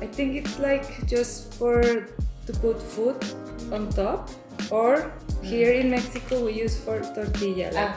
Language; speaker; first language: English; non-native, fluent; Spanish